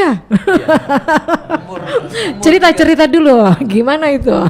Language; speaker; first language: Indonesian; native; Indonesian